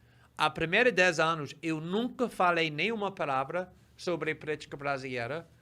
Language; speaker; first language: Portuguese; non-native, fluent; English